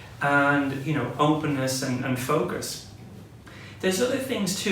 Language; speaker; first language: English; native; English